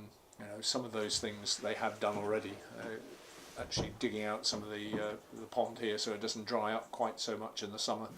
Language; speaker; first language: English; native; English